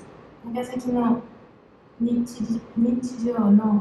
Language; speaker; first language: Japanese; non-native, learner; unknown